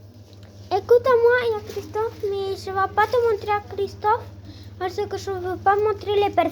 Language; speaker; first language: French; non-native, learner; Spanish